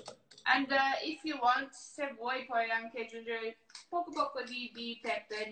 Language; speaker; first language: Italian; non-native, learner; English